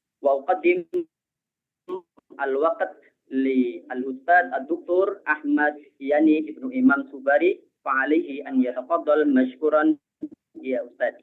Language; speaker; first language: Arabic; non-native, fluent; Indonesian